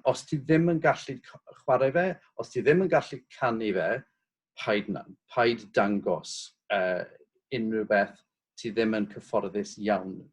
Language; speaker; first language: Welsh; non-native, local second language; English